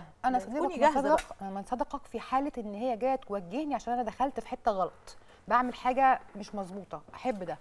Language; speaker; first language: Arabic; native; Arabic